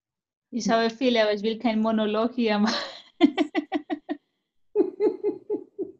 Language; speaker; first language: German; non-native, fluent; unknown